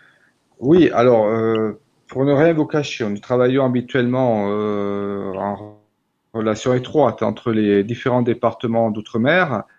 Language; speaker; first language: French; native; French